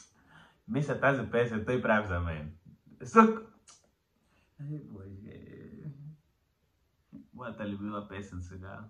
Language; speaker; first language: Bulgarian; non-native, learner; Portuguese